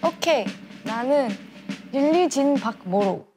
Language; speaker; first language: Korean; early bilingual, heritage; English